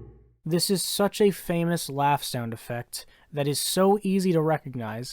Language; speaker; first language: English; native; English